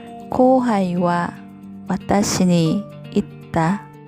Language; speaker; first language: Japanese; non-native, learner; Korean